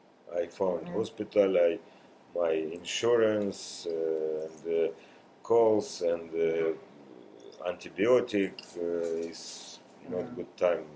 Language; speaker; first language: English; non-native, learner; Russian